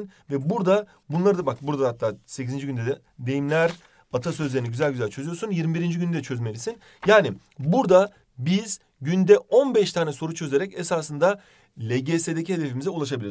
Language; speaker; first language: Turkish; native; Turkish